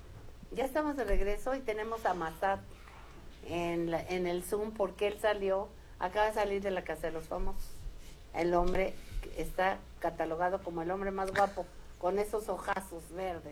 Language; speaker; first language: Spanish; native; Spanish